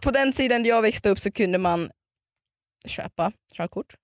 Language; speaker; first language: Swedish; early bilingual, other home language; Russian